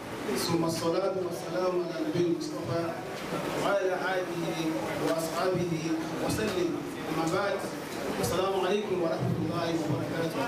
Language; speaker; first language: Arabic; non-native, fluent; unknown